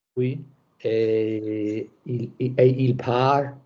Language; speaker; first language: French; non-native, learner; English